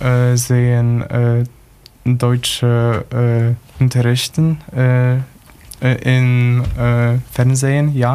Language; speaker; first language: German; non-native, learner; Polish